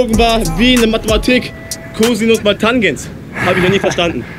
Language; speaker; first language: German; native; German